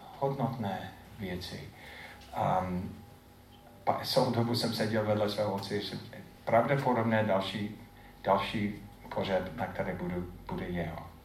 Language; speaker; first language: Czech; non-native, fluent; English